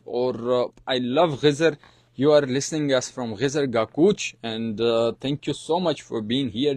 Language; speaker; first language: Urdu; non-native, local second language; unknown